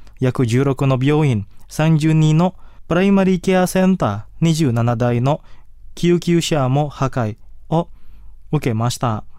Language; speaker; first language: Japanese; non-native, fluent; Indonesian